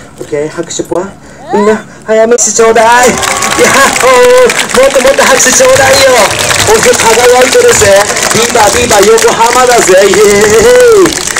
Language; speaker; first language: Japanese; non-native, fluent; English